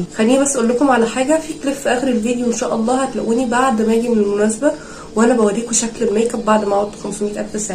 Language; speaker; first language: Arabic; native; Arabic